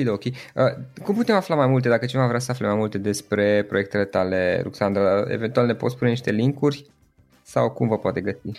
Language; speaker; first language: Romanian; native; Romanian